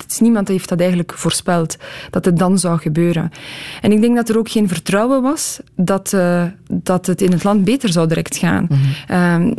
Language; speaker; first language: Dutch; early bilingual, other home language; Polish